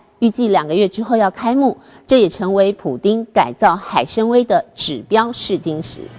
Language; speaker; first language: Chinese; native; Chinese